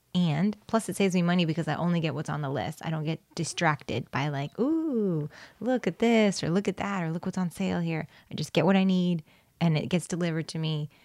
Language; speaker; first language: English; early bilingual, other home language; Spanish